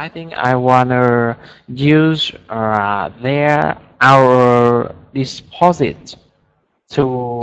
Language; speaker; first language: English; non-native, learner; Vietnamese